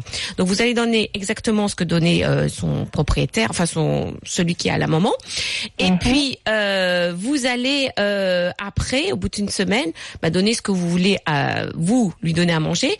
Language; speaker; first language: French; native; French